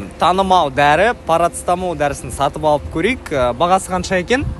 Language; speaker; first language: Kazakh; native; Kazakh